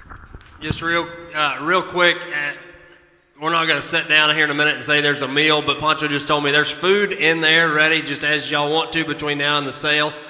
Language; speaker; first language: English; native; English